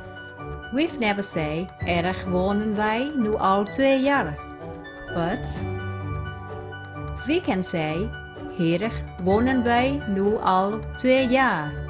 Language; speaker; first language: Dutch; non-native, fluent; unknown